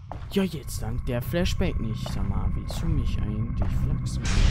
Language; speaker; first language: German; native; German